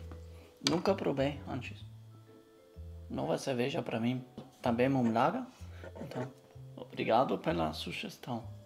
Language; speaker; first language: Portuguese; non-native, learner; German